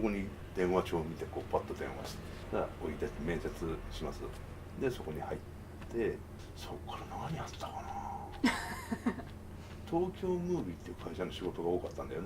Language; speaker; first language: Japanese; native; Japanese